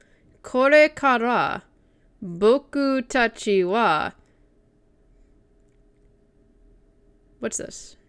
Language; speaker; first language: Japanese; non-native, learner; English